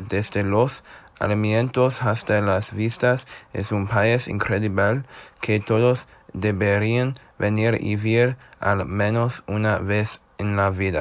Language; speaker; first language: Spanish; non-native, learner; English